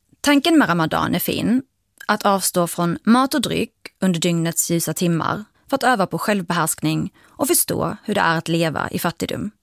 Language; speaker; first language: Swedish; early bilingual, other home language; Arabic